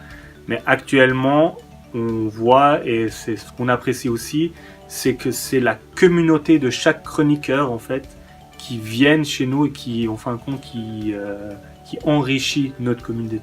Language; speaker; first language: French; early bilingual, other home language; Persian